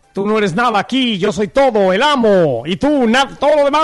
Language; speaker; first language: Spanish; native; Spanish